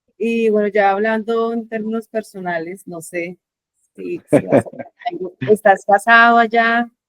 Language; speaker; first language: Spanish; native; Spanish